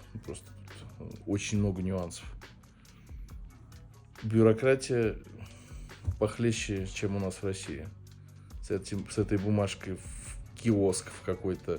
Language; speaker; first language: Russian; native; Russian